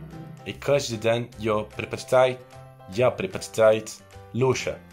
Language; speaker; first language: Russian; non-native, learner; Turkish